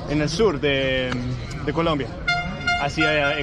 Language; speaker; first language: Spanish; non-native, learner; English